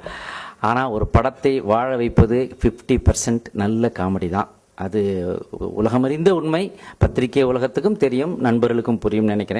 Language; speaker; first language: Tamil; native; Tamil